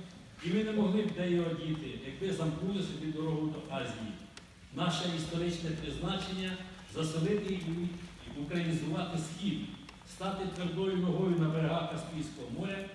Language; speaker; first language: Ukrainian; native; Ukrainian